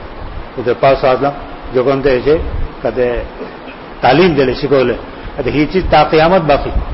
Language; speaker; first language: Marathi; non-native, local second language; Urdu